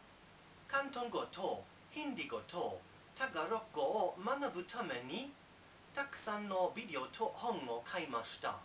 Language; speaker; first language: Japanese; non-native, learner; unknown